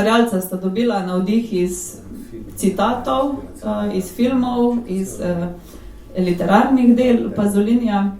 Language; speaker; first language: Slovenian; native; Slovenian